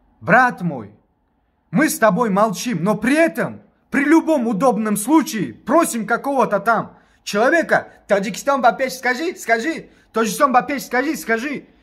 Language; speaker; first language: Russian; non-native, local second language; Tajik